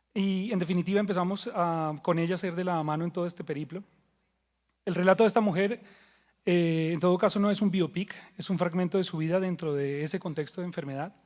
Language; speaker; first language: Spanish; native; Spanish